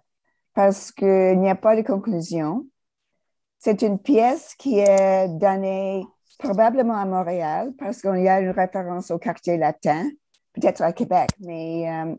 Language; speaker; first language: French; non-native, fluent; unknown